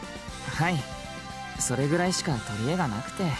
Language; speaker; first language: Japanese; native; Japanese